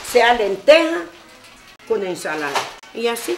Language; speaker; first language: Spanish; native; Spanish